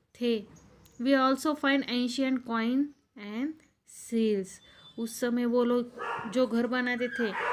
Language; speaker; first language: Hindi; non-native, local second language; Marathi